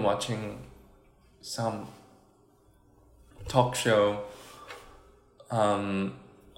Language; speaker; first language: English; non-native, fluent; Korean